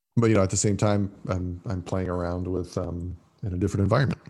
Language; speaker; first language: English; early bilingual, other home language; Italian